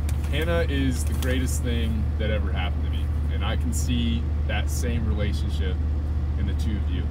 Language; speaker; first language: English; native; English